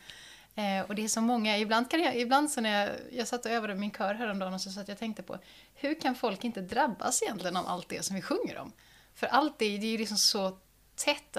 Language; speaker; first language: Swedish; native; Swedish